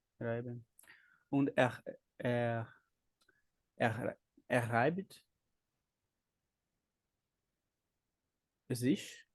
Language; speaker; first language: German; non-native, learner; Portuguese